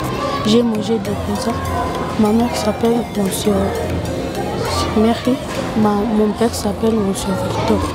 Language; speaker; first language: French; non-native, learner; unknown